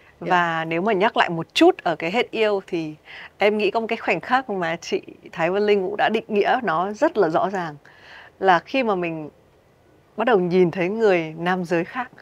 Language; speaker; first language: Vietnamese; native; Vietnamese